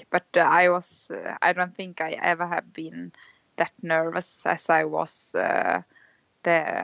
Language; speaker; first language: English; non-native, fluent; Swedish